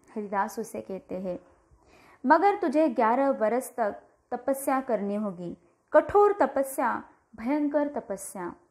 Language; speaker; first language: Hindi; non-native, local second language; Marathi